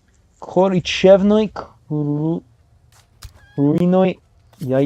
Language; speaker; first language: Russian; non-native, learner; English